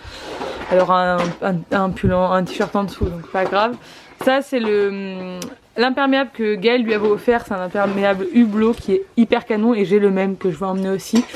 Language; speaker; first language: French; native; French